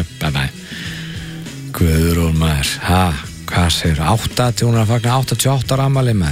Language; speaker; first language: Icelandic; native; Icelandic